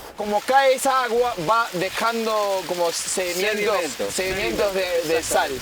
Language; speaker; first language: Spanish; non-native, fluent; English